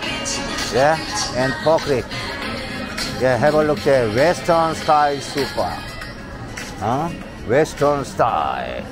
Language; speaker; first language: English; non-native, learner; Korean